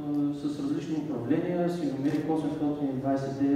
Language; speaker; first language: Bulgarian; native; Bulgarian